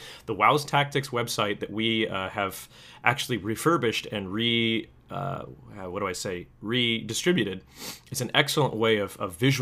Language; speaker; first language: English; native; English